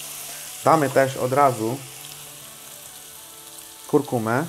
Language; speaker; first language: Polish; non-native, learner; Hindi